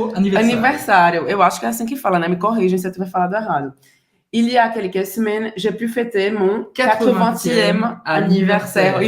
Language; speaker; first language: Portuguese; native; Portuguese